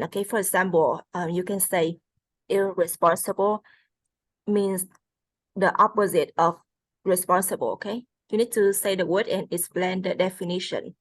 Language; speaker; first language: English; non-native, fluent; Vietnamese